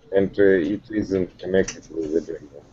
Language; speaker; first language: English; non-native, learner; Russian